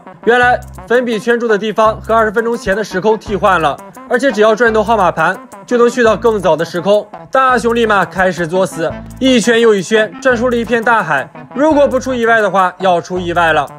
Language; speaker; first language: Chinese; native; Chinese